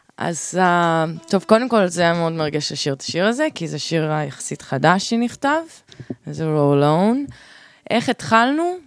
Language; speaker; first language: Hebrew; early bilingual, heritage; Hebrew